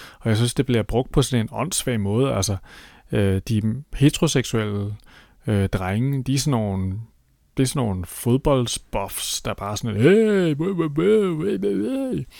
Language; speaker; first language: Danish; native; Danish